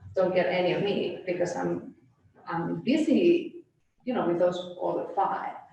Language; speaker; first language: English; non-native, fluent; Spanish